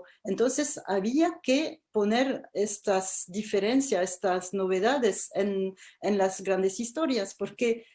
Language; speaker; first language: Spanish; non-native, fluent; French